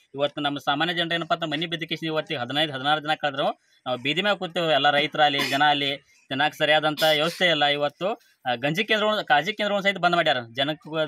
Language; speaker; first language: Kannada; native; Kannada